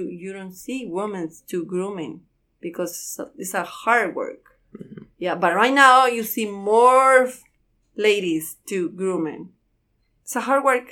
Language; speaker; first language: English; non-native, learner; Spanish